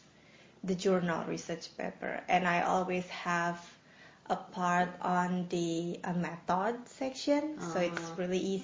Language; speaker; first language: English; non-native, fluent; Indonesian